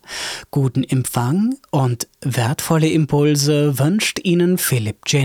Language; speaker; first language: German; native; German